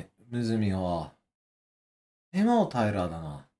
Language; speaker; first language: Japanese; non-native, learner; English